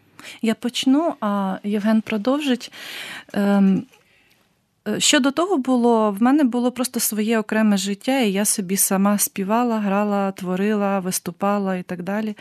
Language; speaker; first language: Ukrainian; native; Ukrainian